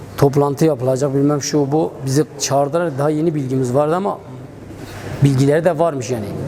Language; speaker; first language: Turkish; non-native, local second language; Kurdish